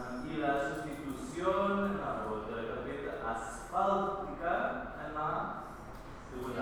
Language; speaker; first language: Spanish; non-native, fluent; English